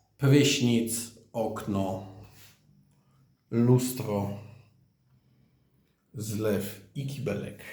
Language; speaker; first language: Polish; native; Polish